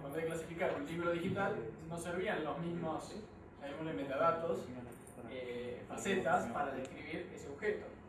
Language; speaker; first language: Spanish; native; Spanish